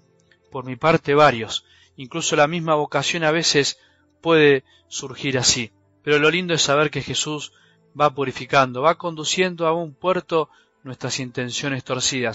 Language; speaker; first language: Spanish; native; Spanish